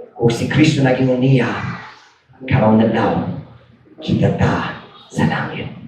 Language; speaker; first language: Cebuano; non-native, fluent; English